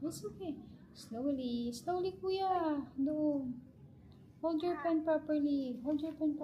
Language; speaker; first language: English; non-native, local second language; Filipino